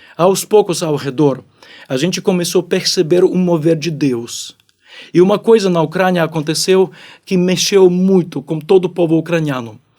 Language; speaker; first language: Portuguese; non-native, fluent; Ukrainian